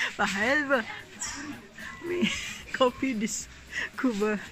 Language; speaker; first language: Danish; non-native, learner; Indonesian